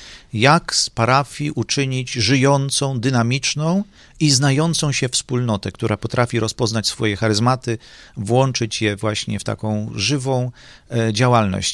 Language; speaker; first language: Polish; native; Polish